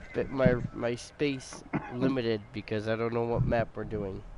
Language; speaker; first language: English; native; English